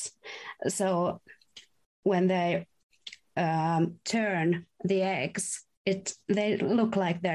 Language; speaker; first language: English; non-native, fluent; Finnish